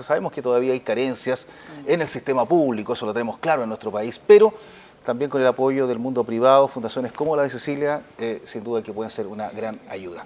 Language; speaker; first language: Spanish; native; Spanish